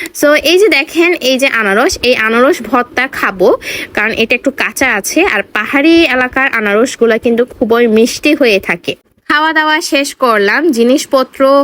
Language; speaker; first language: Bangla; non-native, local second language; Marma